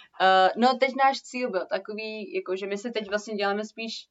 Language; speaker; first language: Czech; early bilingual, heritage; Czech